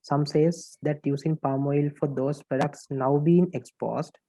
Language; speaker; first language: English; non-native, local second language; Sinhala